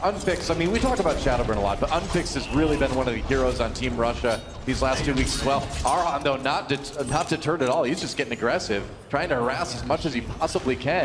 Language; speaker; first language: English; native; English